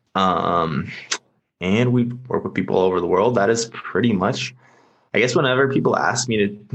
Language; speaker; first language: English; native; English